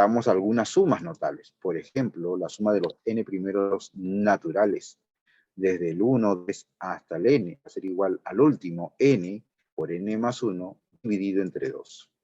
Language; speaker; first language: Spanish; native; Spanish